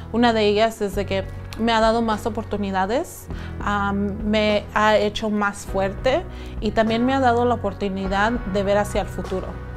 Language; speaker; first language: Spanish; early bilingual, heritage; Spanish